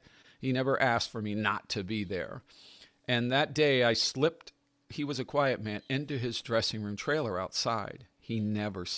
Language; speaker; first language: English; native; English